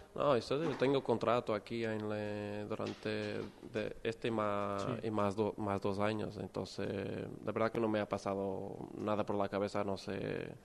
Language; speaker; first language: Spanish; non-native, fluent; Portuguese